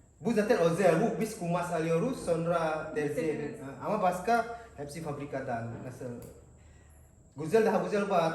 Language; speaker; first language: Turkish; non-native, learner; Indonesian